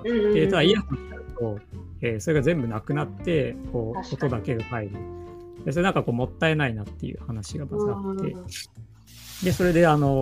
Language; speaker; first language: Japanese; native; Japanese